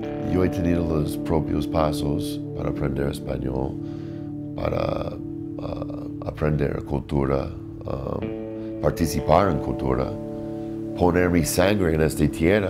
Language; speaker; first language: Spanish; non-native, learner; English